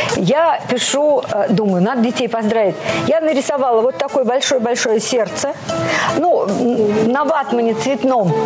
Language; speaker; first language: Russian; native; Russian